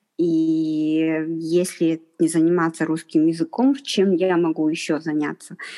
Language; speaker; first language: Russian; non-native, fluent; Chinese